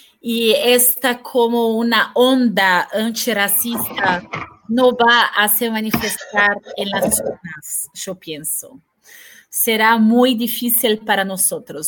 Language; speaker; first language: Spanish; non-native, fluent; Portuguese